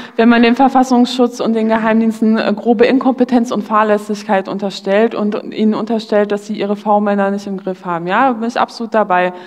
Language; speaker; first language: German; early bilingual, other home language; Polish